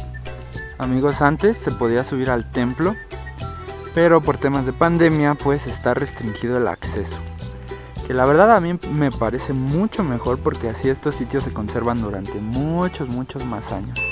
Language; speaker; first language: Spanish; native; Spanish